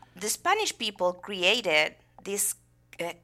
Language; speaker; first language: English; non-native, fluent; Spanish